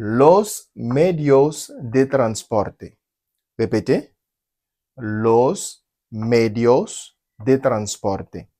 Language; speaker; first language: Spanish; non-native, learner; Haitian Creole